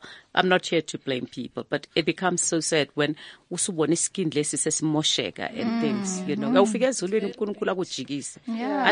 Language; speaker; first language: English; non-native, local second language; Zulu